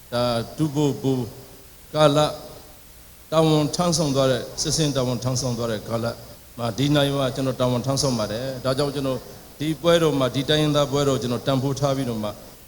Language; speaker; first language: Burmese; non-native, local second language; Akha